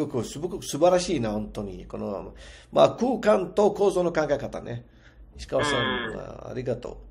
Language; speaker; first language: Japanese; non-native, fluent; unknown